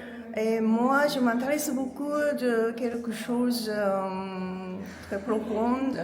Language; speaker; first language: French; non-native, learner; Japanese